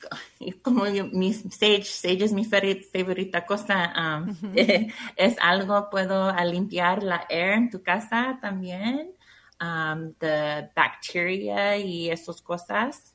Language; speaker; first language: Spanish; non-native, learner; English